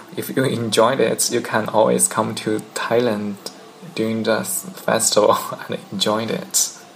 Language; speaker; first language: English; non-native, fluent; Chinese